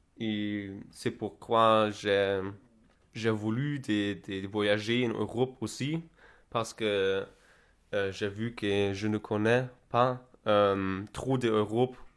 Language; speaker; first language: French; non-native, learner; German